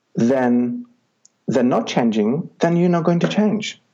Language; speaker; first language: English; non-native, fluent; Czech